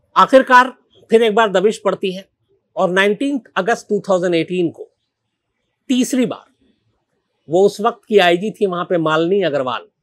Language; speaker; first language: Hindi; native; Hindi